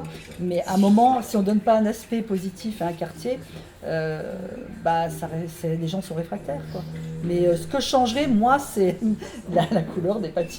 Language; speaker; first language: French; native; French